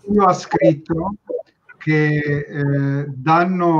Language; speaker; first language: Italian; non-native, learner; Turkish